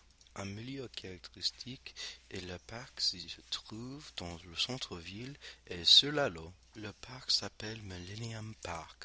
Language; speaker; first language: French; non-native, learner; English